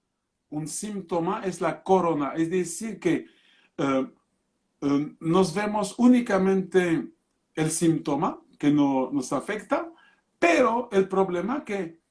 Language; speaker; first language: Spanish; non-native, fluent; French